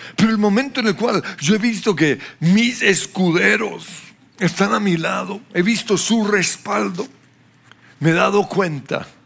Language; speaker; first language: Spanish; non-native, fluent; English